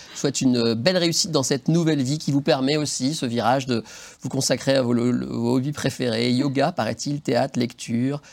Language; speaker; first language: French; native; French